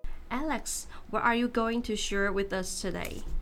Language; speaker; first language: English; non-native, fluent; Chinese